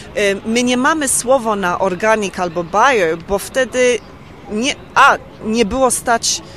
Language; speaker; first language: Polish; early bilingual, heritage; English